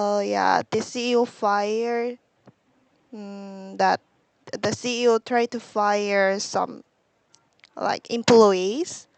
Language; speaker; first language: English; non-native, learner; Korean